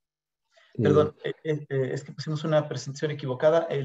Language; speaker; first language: Spanish; native; Spanish